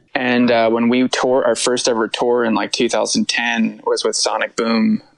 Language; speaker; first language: English; native; English